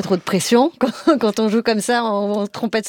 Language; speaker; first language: French; native; French